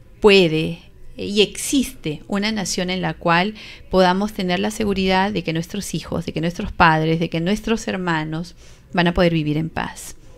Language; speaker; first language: Spanish; native; Spanish